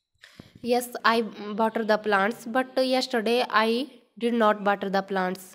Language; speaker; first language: English; non-native, learner; Hindi